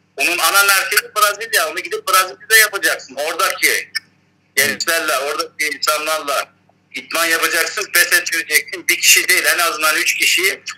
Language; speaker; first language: Turkish; early bilingual, heritage; Turkish